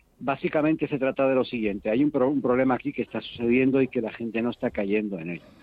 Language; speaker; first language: Spanish; native; Spanish